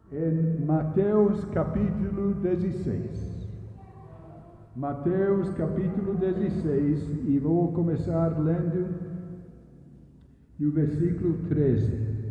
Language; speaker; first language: Portuguese; non-native, fluent; English